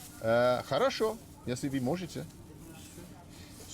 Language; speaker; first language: Russian; non-native, learner; English